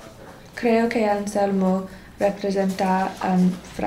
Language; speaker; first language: Spanish; non-native, learner; English